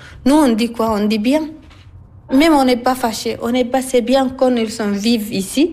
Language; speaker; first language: French; non-native, learner; Arabic